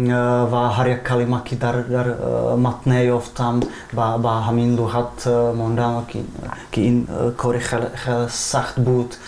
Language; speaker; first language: Persian; non-native, fluent; Czech